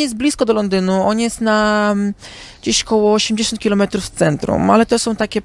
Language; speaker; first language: Polish; early bilingual, heritage; Polish